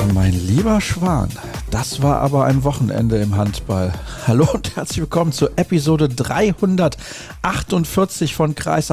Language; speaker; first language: German; native; German